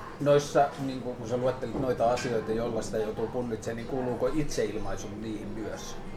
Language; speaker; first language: Finnish; native; Finnish